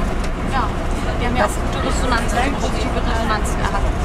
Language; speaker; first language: German; native; German